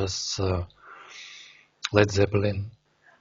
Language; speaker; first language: English; non-native, learner; Russian